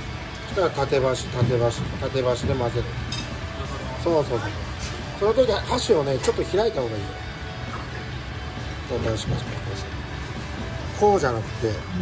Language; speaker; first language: Japanese; native; Japanese